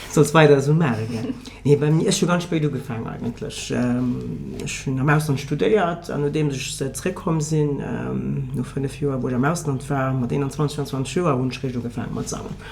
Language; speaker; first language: Luxembourgish; early bilingual, other home language; Portuguese